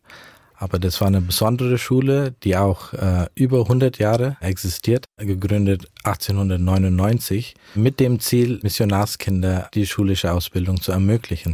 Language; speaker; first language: German; early bilingual, heritage; German